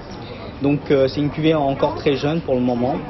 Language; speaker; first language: French; non-native, fluent; Cantonese